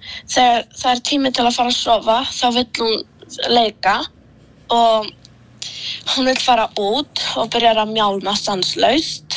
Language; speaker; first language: Icelandic; early bilingual, other home language; Polish